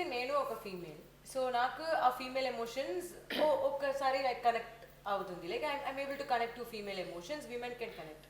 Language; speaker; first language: Telugu; non-native, learner; Tamil